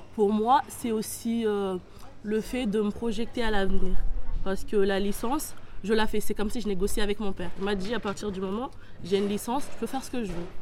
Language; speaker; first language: French; non-native, local second language; Comorian